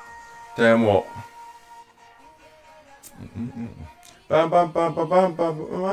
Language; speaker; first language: Japanese; non-native, learner; English